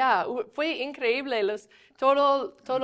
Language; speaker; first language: Spanish; non-native, fluent; English